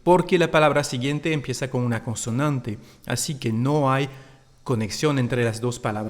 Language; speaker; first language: Spanish; non-native, fluent; French